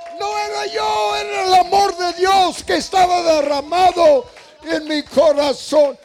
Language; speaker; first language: Spanish; non-native, fluent; English